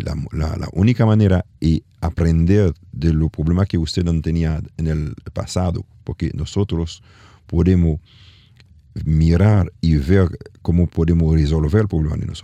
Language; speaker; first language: Spanish; non-native, learner; French